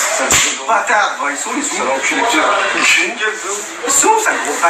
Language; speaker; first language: French; native; French